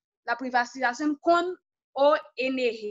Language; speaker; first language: Spanish; non-native, fluent; Haitian Creole